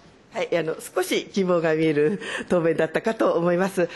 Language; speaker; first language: Japanese; native; Japanese